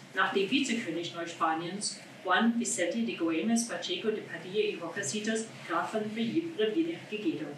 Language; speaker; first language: German; non-native, fluent; English